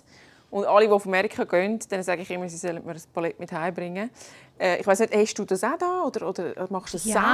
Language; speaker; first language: German; native; German